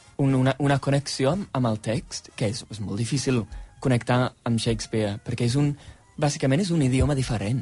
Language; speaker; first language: Catalan; non-native, fluent; English